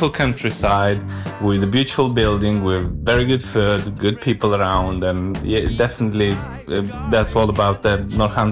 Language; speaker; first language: English; non-native, fluent; Romanian